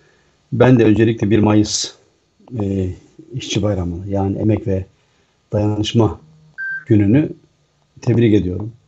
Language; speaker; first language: Turkish; native; Turkish